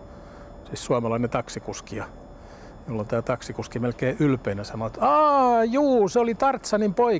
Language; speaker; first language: Finnish; native; Finnish